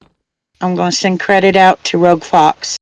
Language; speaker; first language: English; native; English